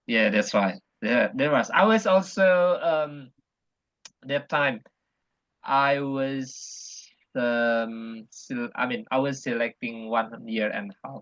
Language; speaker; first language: English; non-native, fluent; Indonesian